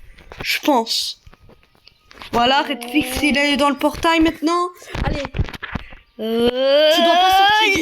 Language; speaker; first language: French; native; French